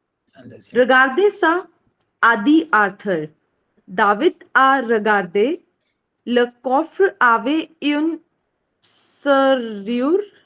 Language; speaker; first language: French; non-native, learner; Hindi